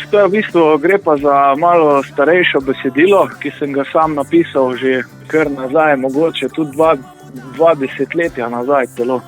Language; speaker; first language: Slovenian; native; Slovenian